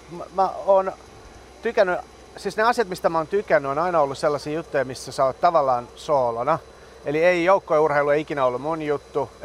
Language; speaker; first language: Finnish; early bilingual, other home language; Persian